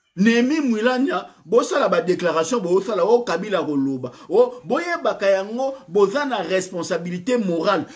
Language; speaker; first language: French; non-native, local second language; Lingala